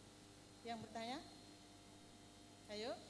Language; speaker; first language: Indonesian; native; Indonesian